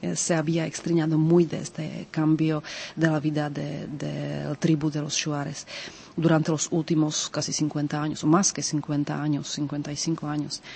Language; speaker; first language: Spanish; non-native, fluent; Czech